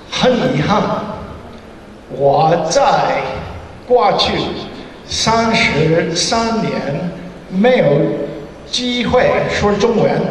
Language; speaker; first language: Chinese; non-native, learner; English